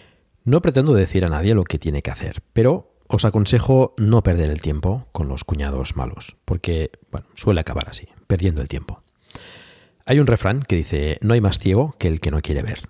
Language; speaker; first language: Spanish; native; Spanish